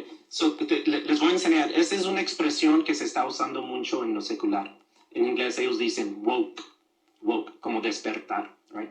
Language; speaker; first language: Spanish; early bilingual, other home language; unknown